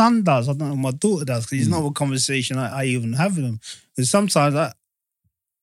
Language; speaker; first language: English; native; English